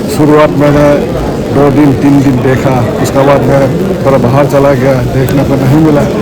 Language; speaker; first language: Hindi; non-native, local second language; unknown